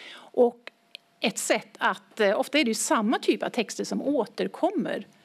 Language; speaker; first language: Swedish; native; Swedish